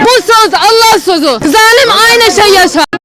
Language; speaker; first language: Turkish; non-native, learner; Arabic